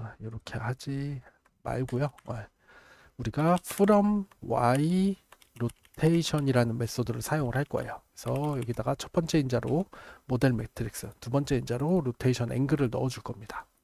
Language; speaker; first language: Korean; native; Korean